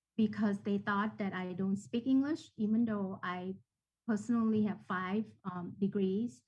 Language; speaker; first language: English; non-native, fluent; Thai